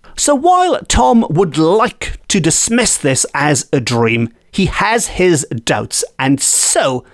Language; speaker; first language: English; native; English